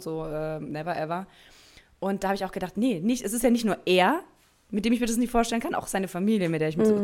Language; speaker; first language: German; native; German